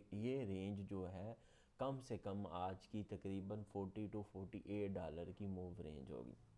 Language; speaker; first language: Urdu; non-native, local second language; Punjabi